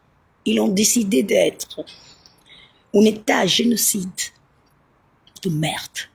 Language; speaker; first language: French; non-native, learner; Italian